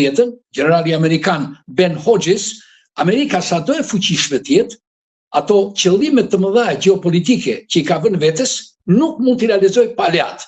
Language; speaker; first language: Albanian; native; Albanian